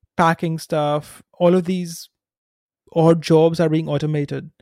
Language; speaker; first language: English; non-native, local second language; Hindi